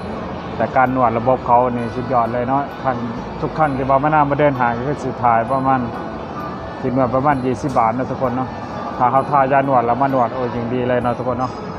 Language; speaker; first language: Thai; non-native, local second language; Northeastern Thai